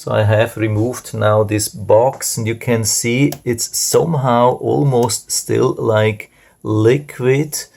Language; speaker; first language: English; non-native, fluent; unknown